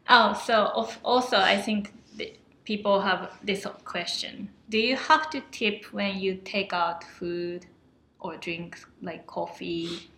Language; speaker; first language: English; non-native, fluent; Japanese